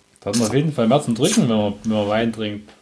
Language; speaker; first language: German; native; German